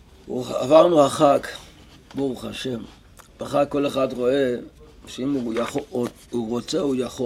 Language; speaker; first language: Hebrew; non-native, local second language; Yiddish